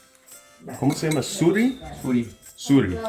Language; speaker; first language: Spanish; non-native, learner; English